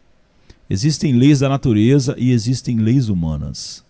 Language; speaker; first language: Portuguese; native; Portuguese